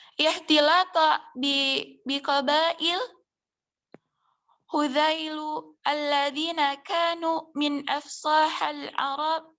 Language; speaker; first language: Arabic; non-native, learner; Indonesian